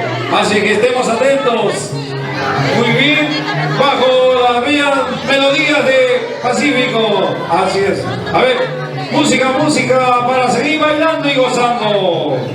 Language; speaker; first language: Spanish; native; Spanish